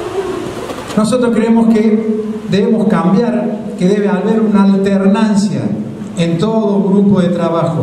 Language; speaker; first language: Spanish; native; Spanish